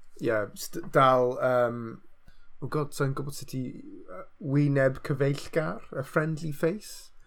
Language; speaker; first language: Welsh; non-native, local second language; English